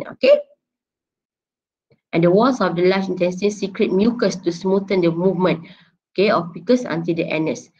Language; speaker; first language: English; non-native, local second language; Malay